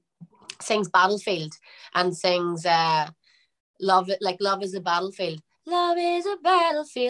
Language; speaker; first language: English; native; English